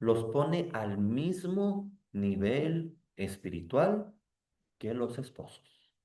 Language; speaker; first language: Spanish; native; Spanish